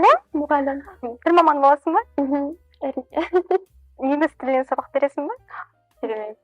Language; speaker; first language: Kazakh; non-native, local second language; Russian